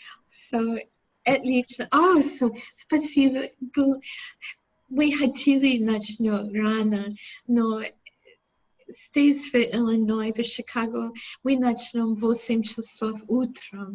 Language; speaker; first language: Russian; non-native, fluent; English